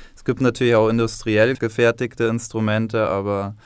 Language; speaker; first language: German; native; German